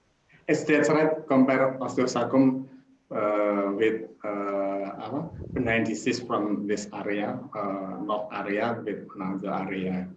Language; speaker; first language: English; non-native, learner; Indonesian